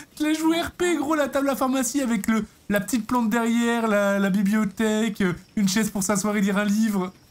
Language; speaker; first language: French; native; French